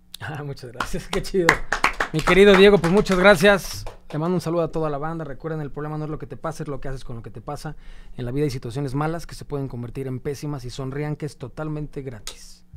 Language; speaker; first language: Spanish; native; Spanish